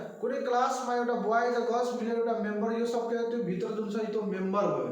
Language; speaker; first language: Nepali; non-native, local second language; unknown